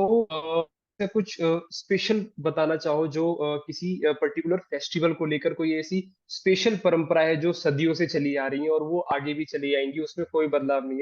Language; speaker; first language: Hindi; native; Hindi